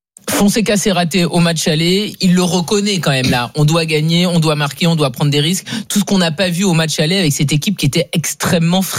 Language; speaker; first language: French; native; French